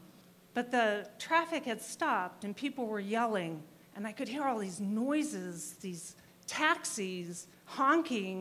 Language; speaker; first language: English; native; English